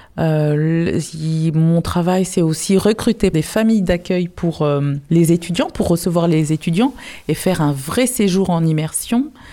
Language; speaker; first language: French; native; French